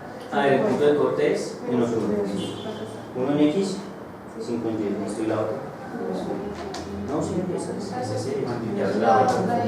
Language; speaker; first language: Spanish; native; Spanish